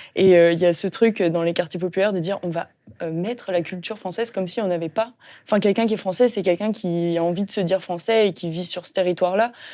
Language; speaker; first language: French; native; French